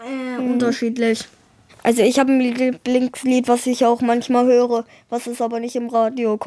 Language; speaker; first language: German; native; German